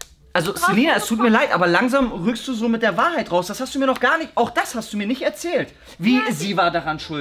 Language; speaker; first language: German; native; German